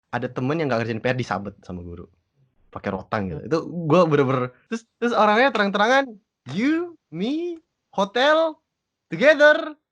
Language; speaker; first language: Indonesian; early bilingual, other home language; English